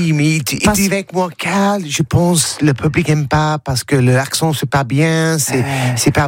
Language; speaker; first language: French; non-native, learner; English